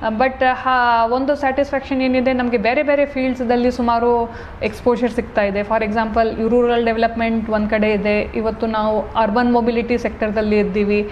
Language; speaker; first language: Kannada; non-native, fluent; Hindi